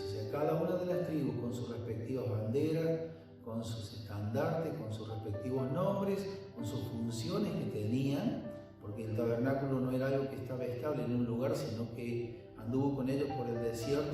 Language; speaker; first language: Spanish; native; Spanish